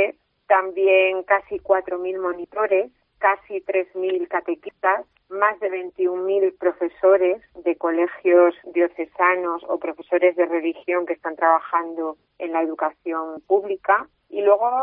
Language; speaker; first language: Spanish; native; Spanish